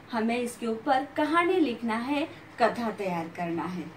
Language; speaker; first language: Hindi; non-native, local second language; Marathi